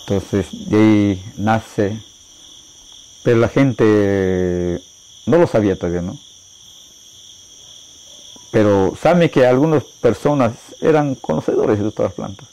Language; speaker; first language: Spanish; non-native, local second language; Shipibo-Conibo